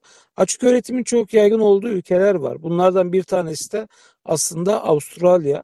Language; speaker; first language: Turkish; native; Turkish